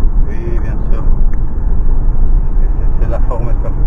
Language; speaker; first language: French; non-native, learner; Spanish